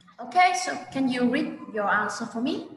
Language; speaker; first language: English; non-native, fluent; Vietnamese